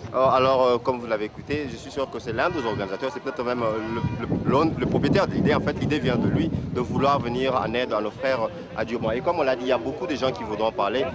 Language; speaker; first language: French; non-native, local second language; Lingala